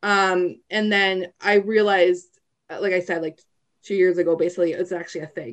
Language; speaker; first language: English; native; English